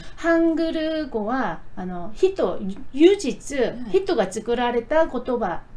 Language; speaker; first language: Japanese; non-native, fluent; Korean